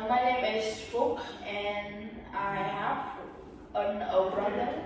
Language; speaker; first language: English; non-native, learner; Vietnamese